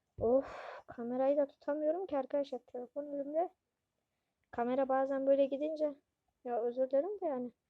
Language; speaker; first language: Turkish; native; Turkish